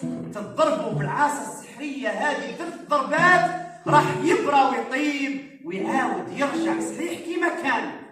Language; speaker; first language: Arabic; native; Arabic